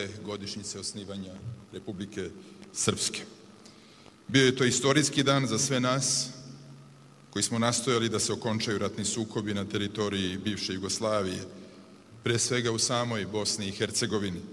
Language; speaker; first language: Serbian; native; Serbian